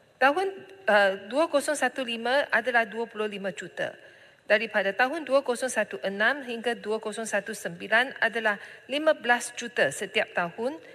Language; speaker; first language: Malay; non-native, local second language; Chinese